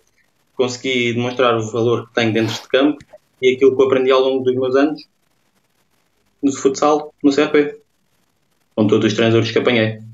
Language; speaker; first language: Portuguese; native; Portuguese